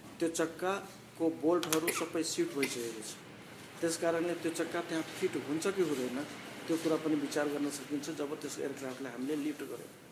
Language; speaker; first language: Nepali; non-native, local second language; Maithili